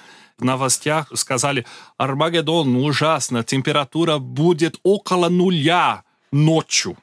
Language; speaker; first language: Russian; non-native, learner; Portuguese